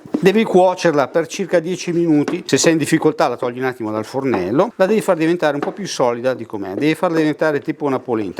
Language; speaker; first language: Italian; native; Italian